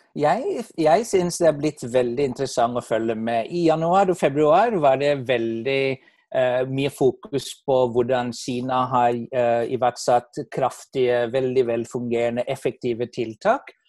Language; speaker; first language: Norwegian; non-native, fluent; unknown